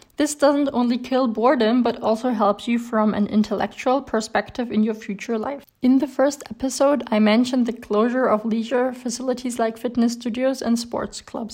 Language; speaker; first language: English; non-native, fluent; German